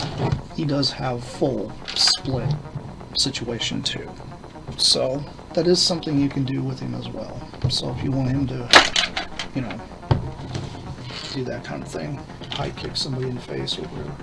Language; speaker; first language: English; native; English